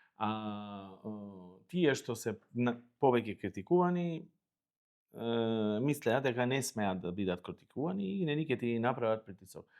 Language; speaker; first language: Macedonian; non-native, local second language; Albanian